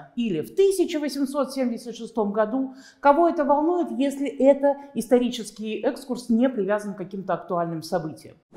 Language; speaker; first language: Russian; native; Russian